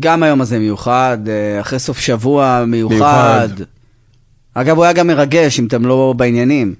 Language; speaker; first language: Hebrew; native; Hebrew